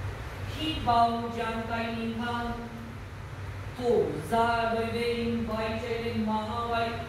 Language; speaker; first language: Vietnamese; non-native, learner; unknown